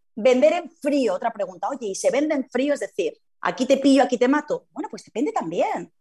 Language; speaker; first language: Spanish; native; Spanish